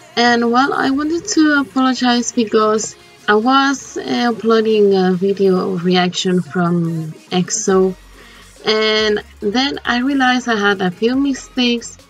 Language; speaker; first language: English; non-native, fluent; Spanish